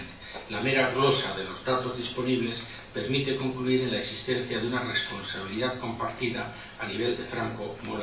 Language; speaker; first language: Spanish; native; Spanish